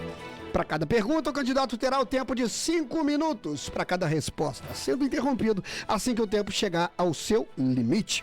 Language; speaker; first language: Portuguese; native; Portuguese